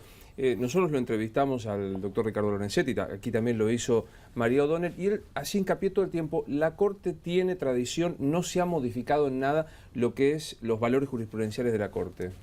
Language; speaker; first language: Spanish; native; Spanish